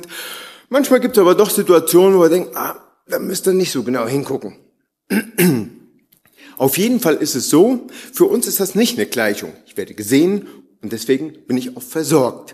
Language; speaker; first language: German; native; German